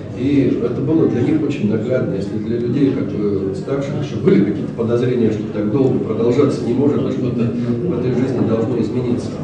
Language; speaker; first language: Russian; native; Russian